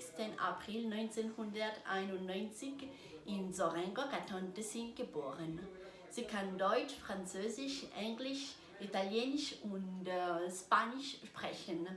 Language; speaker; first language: German; non-native, learner; Italian